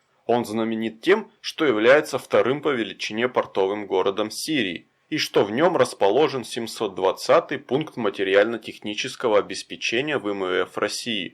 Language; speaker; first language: Russian; native; Russian